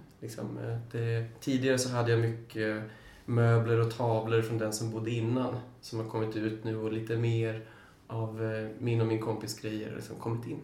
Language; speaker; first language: Swedish; native; Swedish